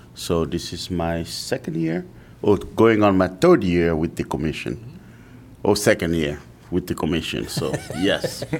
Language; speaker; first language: English; non-native, fluent; French